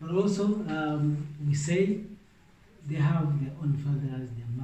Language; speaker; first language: English; non-native, local second language; Swahili